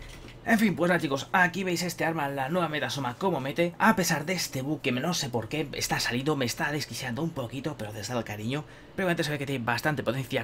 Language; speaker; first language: Spanish; native; Spanish